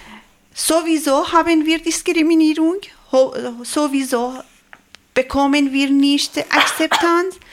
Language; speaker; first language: German; non-native, learner; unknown